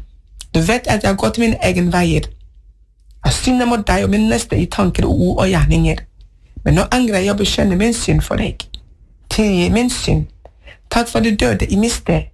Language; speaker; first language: Norwegian; non-native, fluent; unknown